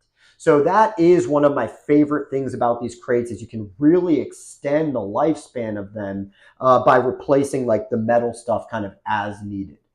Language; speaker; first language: English; native; English